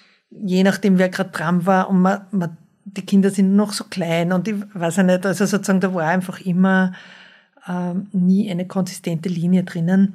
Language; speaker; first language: German; native; German